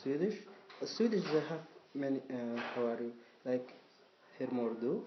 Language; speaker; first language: English; non-native, learner; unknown